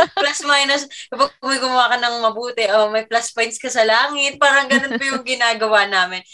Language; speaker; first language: Filipino; native; Filipino